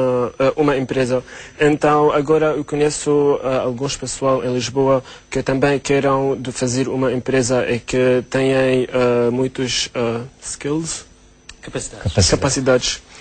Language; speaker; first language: Portuguese; non-native, learner; Arabic